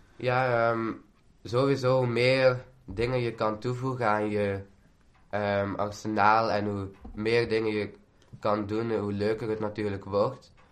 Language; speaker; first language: Dutch; native; Dutch